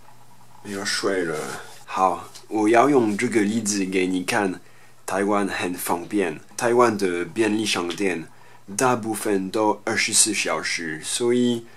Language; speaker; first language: Chinese; non-native, fluent; French